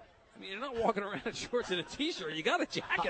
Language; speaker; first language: English; native; English